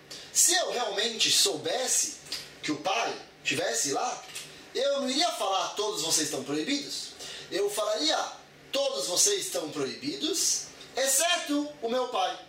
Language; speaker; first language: Portuguese; native; Portuguese